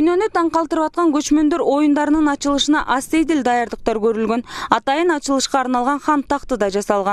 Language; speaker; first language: Kyrgyz; native; Kyrgyz